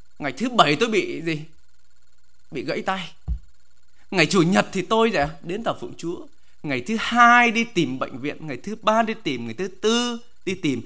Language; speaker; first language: Vietnamese; native; Vietnamese